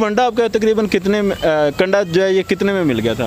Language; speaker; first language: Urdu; non-native, local second language; Punjabi